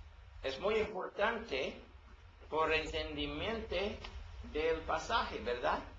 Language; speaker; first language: Spanish; non-native, learner; English